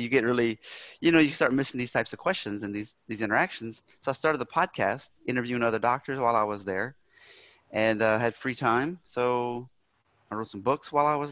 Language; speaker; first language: English; native; English